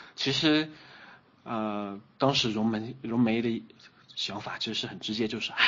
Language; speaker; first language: Chinese; native; Chinese